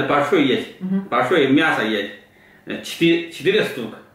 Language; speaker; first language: Russian; non-native, learner; Chinese